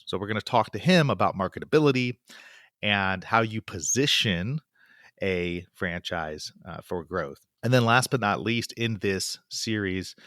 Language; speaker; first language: English; native; English